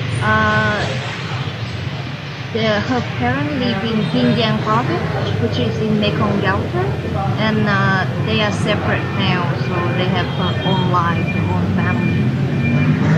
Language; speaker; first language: English; non-native, fluent; Vietnamese